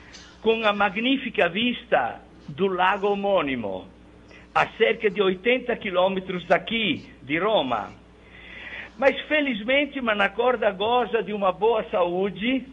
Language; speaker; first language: Portuguese; non-native, fluent; Italian